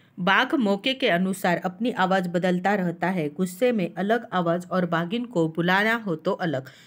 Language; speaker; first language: Hindi; non-native, local second language; Marathi